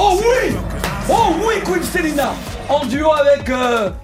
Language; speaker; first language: French; native; French